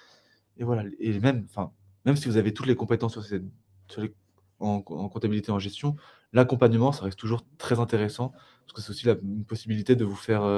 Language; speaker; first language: French; native; French